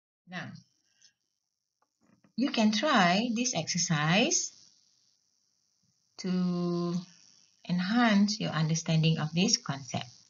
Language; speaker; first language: English; non-native, local second language; Malay